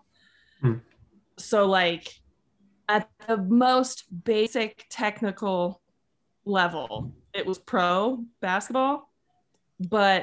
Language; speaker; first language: English; native; English